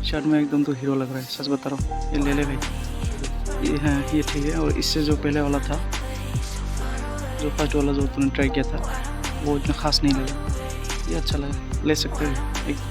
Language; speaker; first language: Hindi; non-native, local second language; Assamese